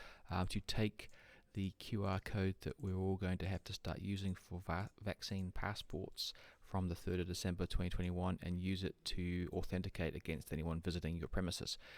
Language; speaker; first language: English; native; English